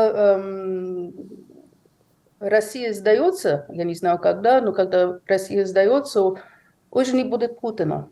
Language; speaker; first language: Russian; non-native, fluent; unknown